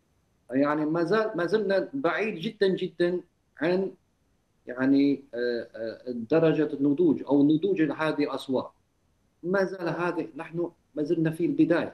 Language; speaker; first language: Arabic; non-native, fluent; Chinese